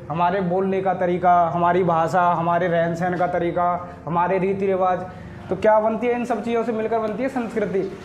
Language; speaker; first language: Hindi; native; Hindi